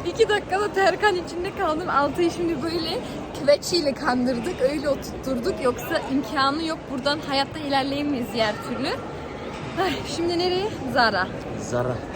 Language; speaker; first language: Turkish; early bilingual, heritage; Turkish